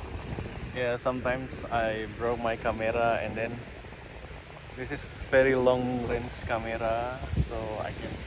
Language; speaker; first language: English; non-native, learner; Indonesian